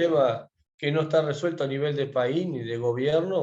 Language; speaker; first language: Spanish; native; Spanish